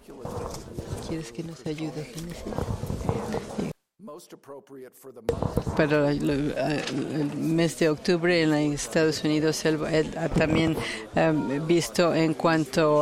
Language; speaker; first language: Spanish; non-native, fluent; English